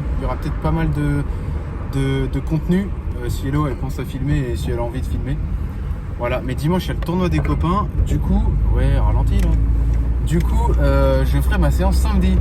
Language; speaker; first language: French; native; French